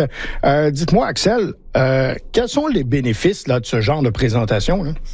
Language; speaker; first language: French; native; French